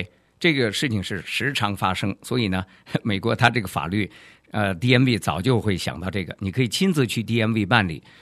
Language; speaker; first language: Chinese; native; Chinese